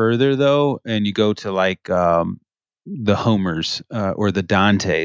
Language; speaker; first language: English; early bilingual, other home language; French